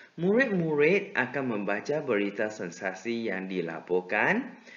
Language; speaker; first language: Malay; non-native, local second language; Chinese